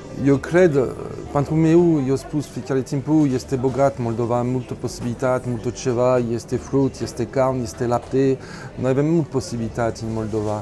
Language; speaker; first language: Romanian; non-native, learner; French